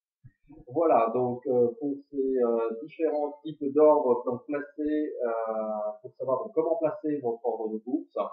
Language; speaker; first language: French; native; French